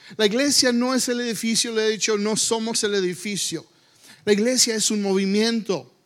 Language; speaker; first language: Spanish; early bilingual, heritage; Spanish